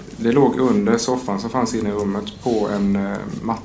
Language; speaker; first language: Swedish; native; Swedish